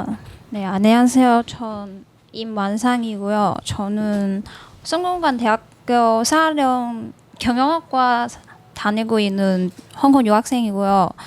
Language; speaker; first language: Korean; non-native, learner; Cantonese